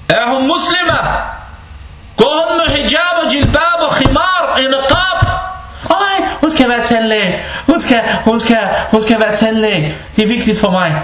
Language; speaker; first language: Danish; early bilingual, other home language; Bosnian